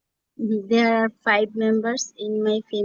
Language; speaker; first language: English; non-native, learner; Bangla